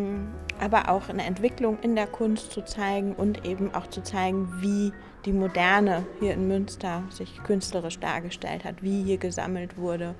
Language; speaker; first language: German; native; German